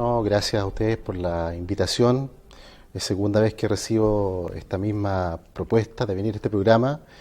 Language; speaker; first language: Spanish; native; Spanish